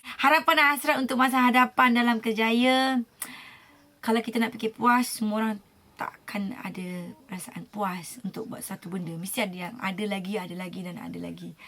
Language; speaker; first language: Malay; native; Malay